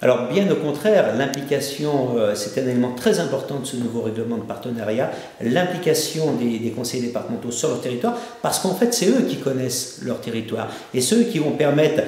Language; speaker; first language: French; native; French